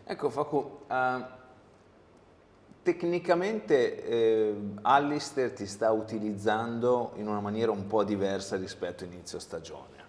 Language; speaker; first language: Italian; native; Italian